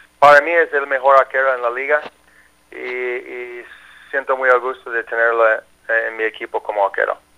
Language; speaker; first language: Spanish; non-native, learner; English